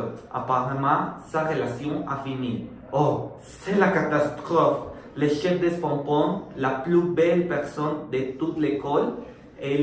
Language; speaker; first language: French; non-native, learner; Spanish